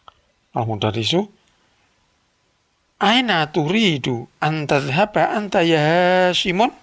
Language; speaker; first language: Arabic; non-native, fluent; Indonesian